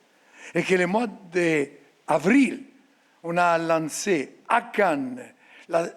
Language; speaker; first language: French; non-native, fluent; Italian